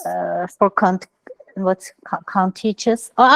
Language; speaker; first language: English; non-native, learner; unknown